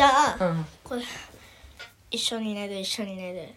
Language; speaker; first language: Japanese; early bilingual, other home language; Korean